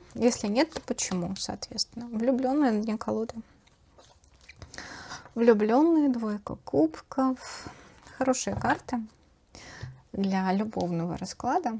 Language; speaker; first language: Russian; native; Russian